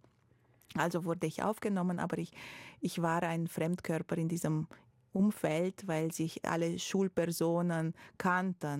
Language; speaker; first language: German; non-native, fluent; Romanian